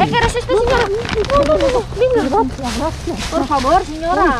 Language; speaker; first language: Spanish; non-native, learner; Filipino